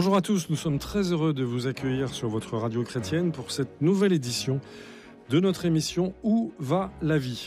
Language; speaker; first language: French; native; French